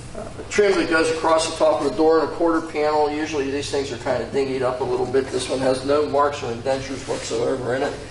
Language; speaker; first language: English; native; English